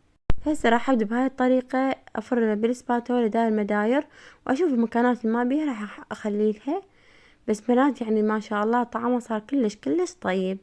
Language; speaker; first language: Arabic; native; Arabic